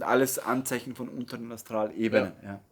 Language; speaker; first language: German; native; German